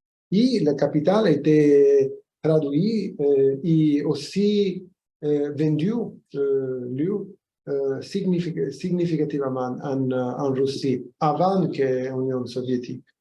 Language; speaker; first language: French; non-native, fluent; Italian